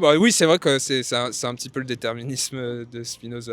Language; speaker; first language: French; native; French